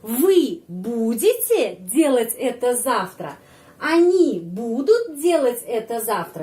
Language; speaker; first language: Russian; non-native, fluent; Indonesian